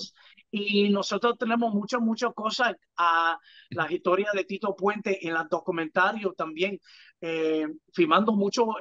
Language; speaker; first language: Spanish; early bilingual, heritage; English